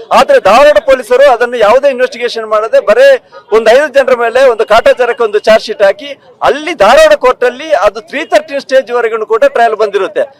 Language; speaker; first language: Kannada; native; Kannada